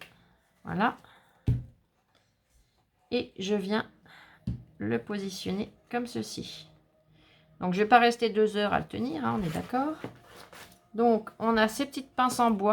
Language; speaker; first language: French; native; French